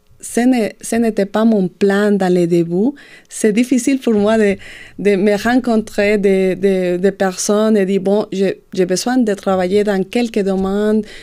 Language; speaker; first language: French; non-native, fluent; Spanish